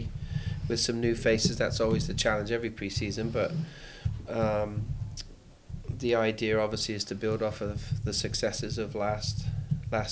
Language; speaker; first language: English; native; English